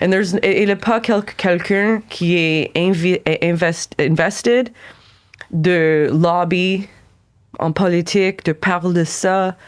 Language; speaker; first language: French; non-native, local second language; English